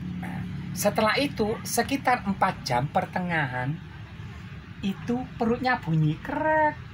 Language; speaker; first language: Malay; non-native, local second language; Javanese